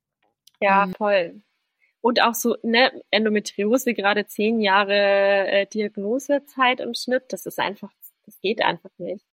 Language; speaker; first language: German; native; German